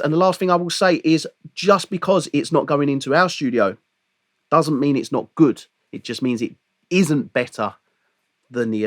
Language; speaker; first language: English; native; English